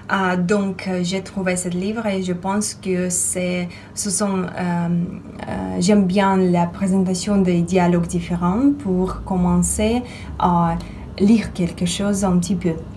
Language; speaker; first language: French; non-native, fluent; Russian